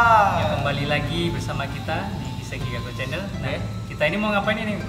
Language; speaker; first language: Indonesian; native; Indonesian